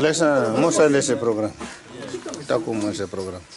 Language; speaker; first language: Dutch; non-native, learner; Kongo